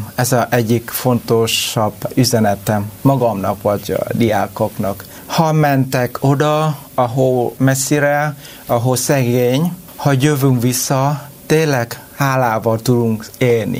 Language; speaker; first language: Hungarian; non-native, learner; Vietnamese